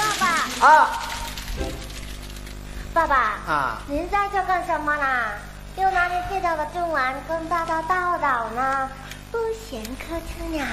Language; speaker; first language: Chinese; non-native, fluent; Korean